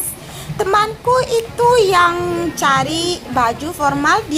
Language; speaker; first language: Indonesian; non-native, learner; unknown